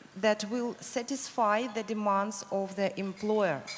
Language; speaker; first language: English; non-native, fluent; Russian